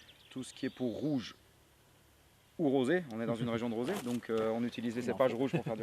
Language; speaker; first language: French; native; French